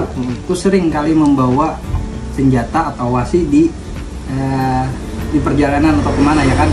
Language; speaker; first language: Indonesian; non-native, local second language; Banjar